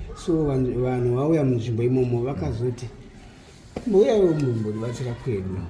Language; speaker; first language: Shona; early bilingual, other home language; Nyanja